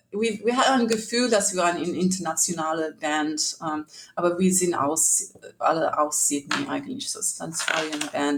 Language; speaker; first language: German; non-native, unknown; English